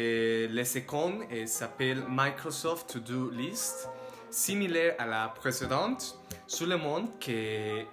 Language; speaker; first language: French; non-native, learner; Spanish